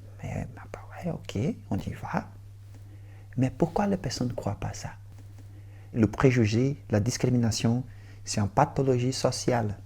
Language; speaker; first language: French; non-native, learner; Portuguese